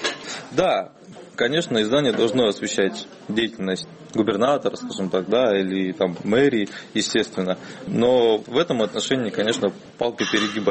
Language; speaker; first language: Russian; native; Russian